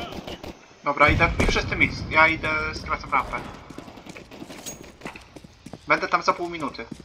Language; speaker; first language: Polish; native; Polish